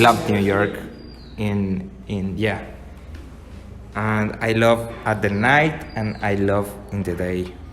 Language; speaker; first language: English; non-native, learner; Spanish